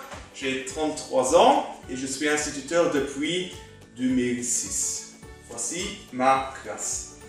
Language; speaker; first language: French; non-native, local second language; Luxembourgish